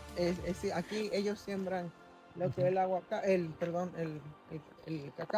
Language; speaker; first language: Spanish; native; Spanish